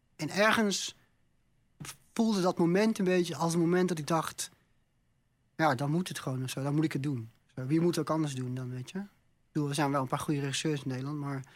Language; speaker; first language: Dutch; native; Dutch